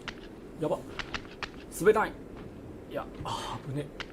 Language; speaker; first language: Japanese; non-native, learner; Chinese